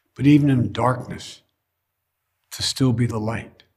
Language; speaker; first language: English; native; English